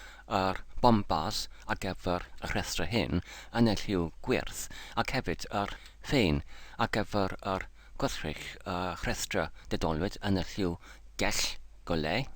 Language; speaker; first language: Welsh; non-native, learner; English